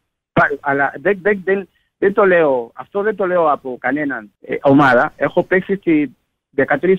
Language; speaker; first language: Greek; non-native, learner; Spanish